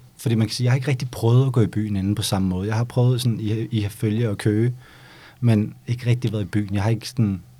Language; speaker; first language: Danish; early bilingual, other home language; Bosnian